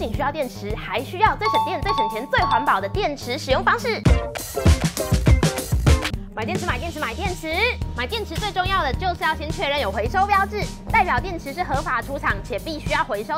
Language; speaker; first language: Chinese; native; Chinese